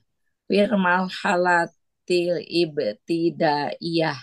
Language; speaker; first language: Arabic; non-native, learner; Indonesian